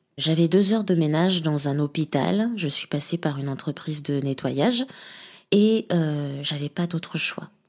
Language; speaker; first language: French; non-native, local second language; Lingala